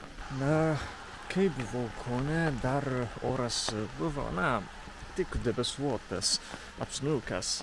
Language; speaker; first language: Lithuanian; non-native, fluent; Japanese